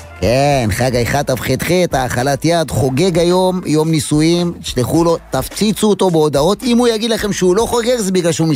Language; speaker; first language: Hebrew; native; Hebrew